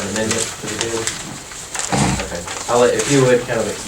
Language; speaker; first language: English; native; English